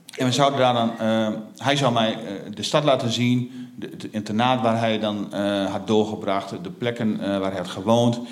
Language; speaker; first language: Dutch; native; Dutch